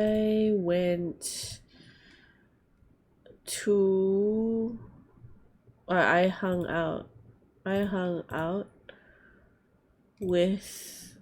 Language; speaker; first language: English; non-native, learner; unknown